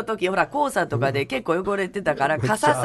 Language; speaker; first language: Japanese; native; Japanese